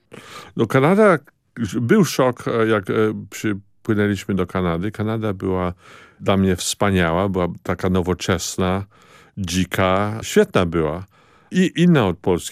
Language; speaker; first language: Polish; early bilingual, heritage; Polish